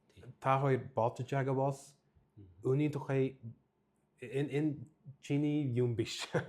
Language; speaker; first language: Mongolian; early bilingual, heritage; English